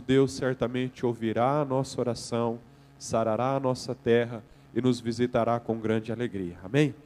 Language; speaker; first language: Portuguese; native; Portuguese